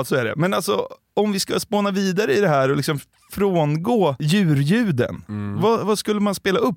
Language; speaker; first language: Swedish; native; Swedish